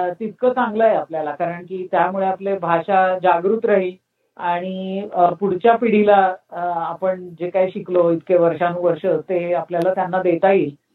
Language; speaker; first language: Marathi; native; Marathi